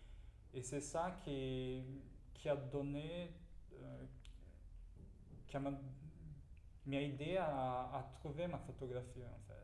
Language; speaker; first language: French; non-native, fluent; Portuguese